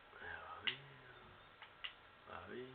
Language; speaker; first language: French; native; French